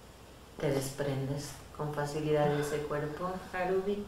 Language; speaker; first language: Spanish; native; Spanish